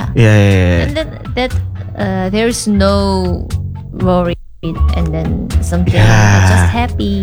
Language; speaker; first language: English; non-native, learner; Indonesian